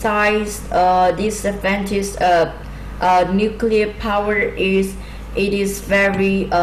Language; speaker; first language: English; non-native, learner; Vietnamese